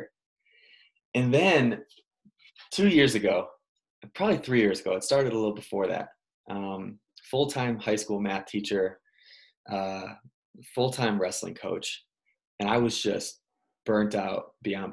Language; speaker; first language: English; native; English